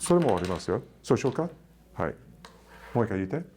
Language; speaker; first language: Japanese; non-native, fluent; English